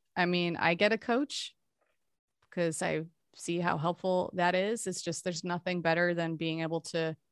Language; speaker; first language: English; native; English